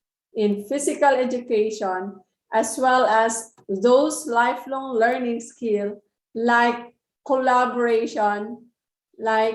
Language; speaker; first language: English; non-native, local second language; Filipino